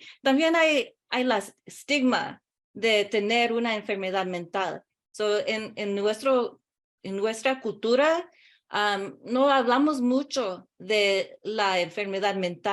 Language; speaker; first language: Spanish; early bilingual, heritage; English